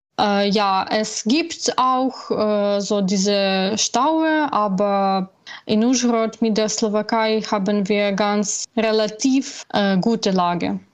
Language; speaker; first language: German; non-native, learner; Ukrainian